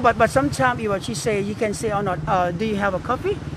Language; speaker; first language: English; non-native, learner; Thai